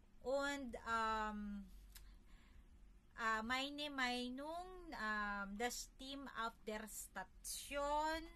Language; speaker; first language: German; non-native, learner; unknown